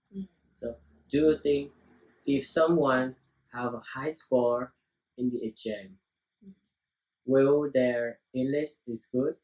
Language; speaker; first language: English; non-native, learner; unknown